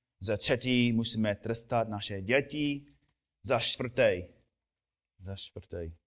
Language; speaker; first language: Czech; non-native, fluent; English